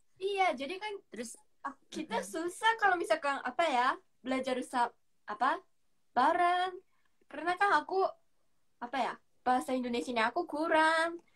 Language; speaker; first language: Indonesian; non-native, fluent; Japanese